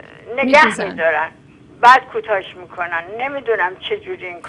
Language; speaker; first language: Persian; native; Persian